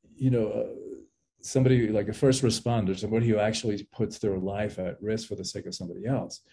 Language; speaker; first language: English; early bilingual, other home language; Spanish